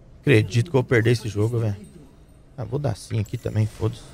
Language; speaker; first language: Portuguese; native; Portuguese